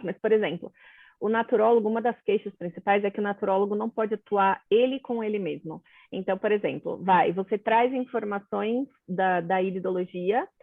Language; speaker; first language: Portuguese; native; Portuguese